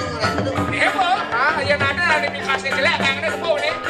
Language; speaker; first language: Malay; non-native, local second language; Balinese